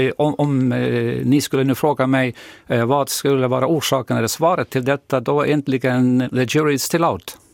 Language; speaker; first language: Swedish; non-native, fluent; Estonian